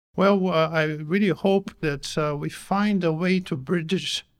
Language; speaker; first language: English; non-native, fluent; Portuguese